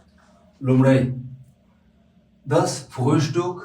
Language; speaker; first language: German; non-native, learner; Pashto